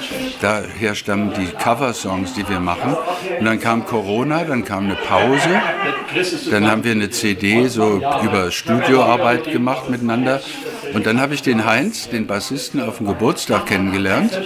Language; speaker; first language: German; native; German